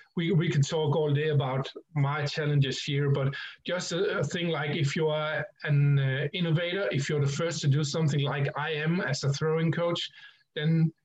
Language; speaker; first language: English; non-native, fluent; Danish